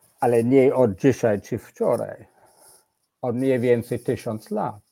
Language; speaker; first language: Polish; non-native, fluent; English